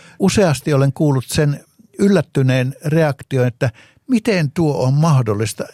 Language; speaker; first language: Finnish; native; Finnish